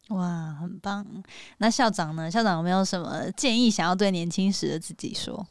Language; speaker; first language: Chinese; native; Chinese